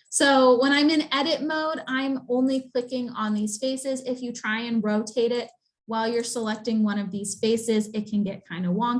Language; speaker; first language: English; native; English